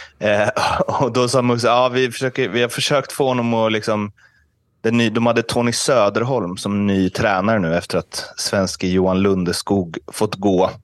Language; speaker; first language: Swedish; native; Swedish